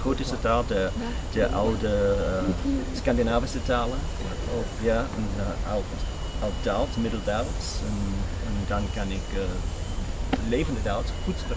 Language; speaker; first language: Dutch; non-native, learner; English